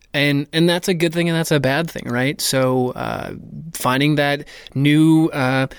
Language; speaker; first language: English; native; English